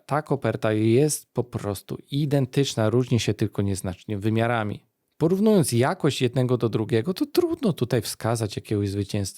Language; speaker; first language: Polish; native; Polish